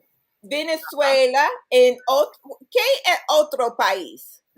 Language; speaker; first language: Spanish; non-native, learner; English